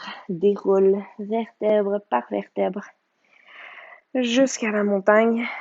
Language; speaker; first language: French; native; French